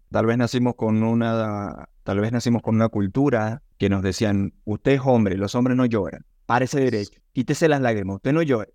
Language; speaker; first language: Spanish; native; Spanish